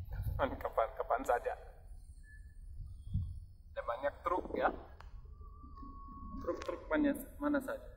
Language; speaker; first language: Indonesian; non-native, learner; Dutch